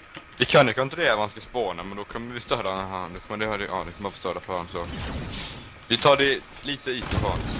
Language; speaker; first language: Swedish; native; Swedish